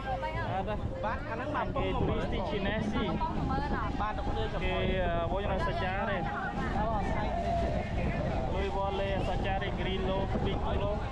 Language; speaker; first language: Italian; non-native, fluent; Vietnamese